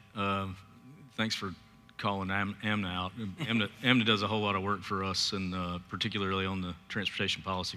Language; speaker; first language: English; native; English